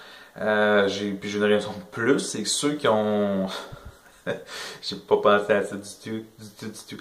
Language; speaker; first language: French; native; French